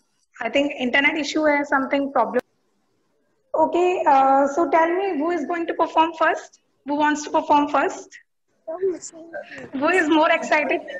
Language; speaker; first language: English; non-native, local second language; Hindi